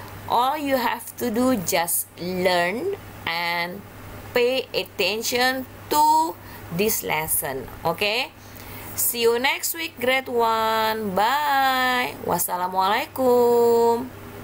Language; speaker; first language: English; non-native, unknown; Indonesian